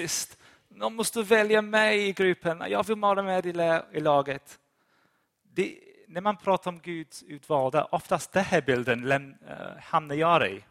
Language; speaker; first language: Swedish; non-native, fluent; English